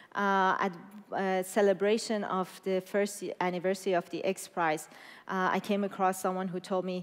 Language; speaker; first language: English; non-native, fluent; Persian